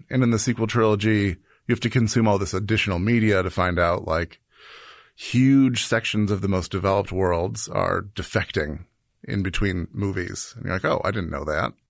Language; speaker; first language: English; native; English